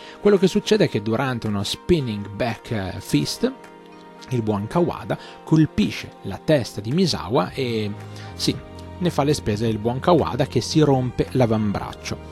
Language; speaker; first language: Italian; native; Italian